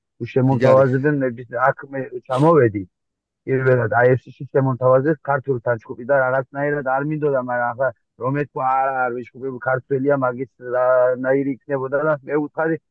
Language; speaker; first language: Georgian; non-native, local second language; Mingrelian